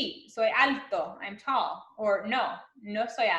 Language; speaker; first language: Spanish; non-native, fluent; English